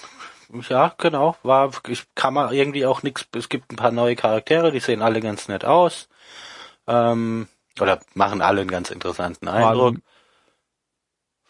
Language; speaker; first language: German; native; German